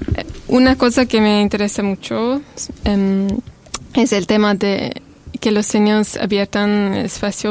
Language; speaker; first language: Spanish; non-native, learner; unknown